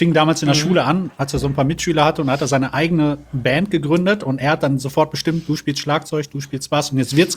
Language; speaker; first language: German; native; German